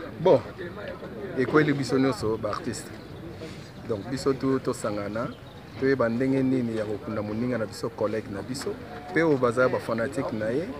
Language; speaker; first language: Lingala; native; Lingala